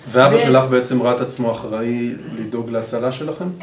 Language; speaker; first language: Hebrew; native; Hebrew